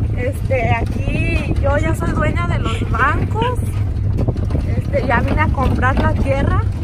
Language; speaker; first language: Spanish; early bilingual, heritage; Spanish